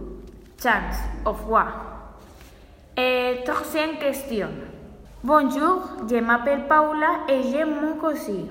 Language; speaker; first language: French; non-native, learner; Spanish